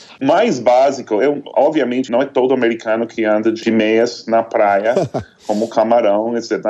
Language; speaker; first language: Portuguese; non-native, fluent; English